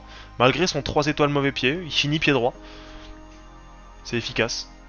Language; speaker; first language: French; native; French